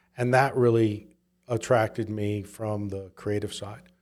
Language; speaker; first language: English; native; English